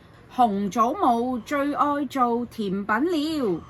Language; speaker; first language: Chinese; non-native, fluent; Cantonese